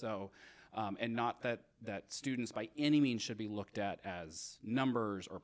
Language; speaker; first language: English; native; English